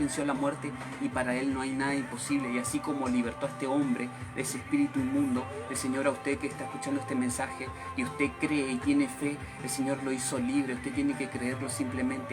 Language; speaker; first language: Spanish; native; Spanish